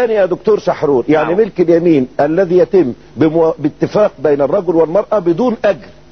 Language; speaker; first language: Arabic; native; Arabic